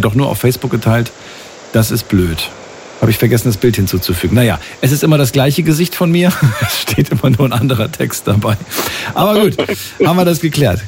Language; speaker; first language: German; native; German